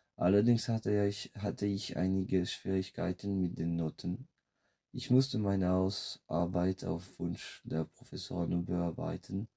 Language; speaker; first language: German; non-native, fluent; French